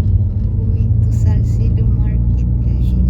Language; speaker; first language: English; non-native, learner; Filipino